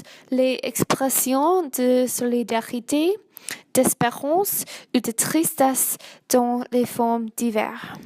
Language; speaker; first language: French; non-native, learner; English